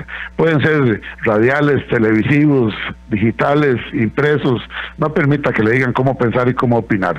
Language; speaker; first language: Spanish; native; Spanish